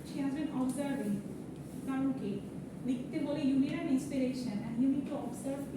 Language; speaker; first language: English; non-native, local second language; Bangla